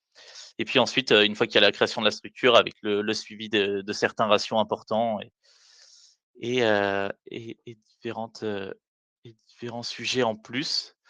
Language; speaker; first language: French; native; French